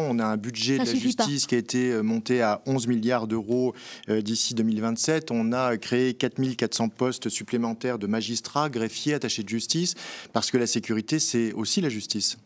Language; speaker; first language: French; native; French